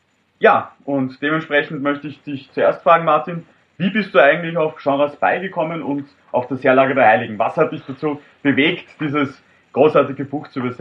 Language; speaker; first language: German; native; German